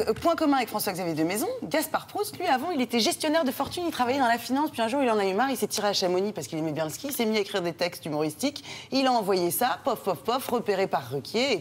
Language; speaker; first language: French; native; French